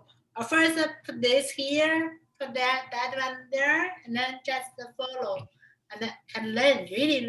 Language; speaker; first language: English; non-native, learner; Chinese